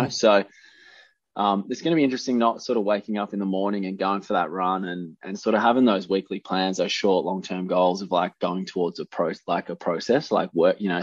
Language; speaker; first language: English; native; English